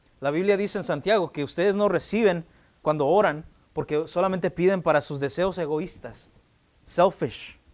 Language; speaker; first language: Spanish; early bilingual, heritage; Spanish